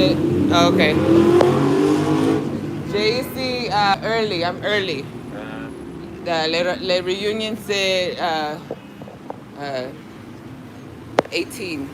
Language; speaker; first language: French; non-native, learner; English